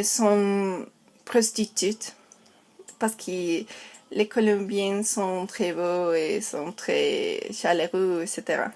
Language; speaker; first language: French; non-native, learner; Spanish